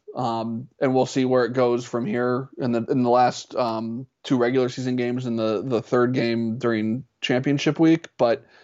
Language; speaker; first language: English; native; English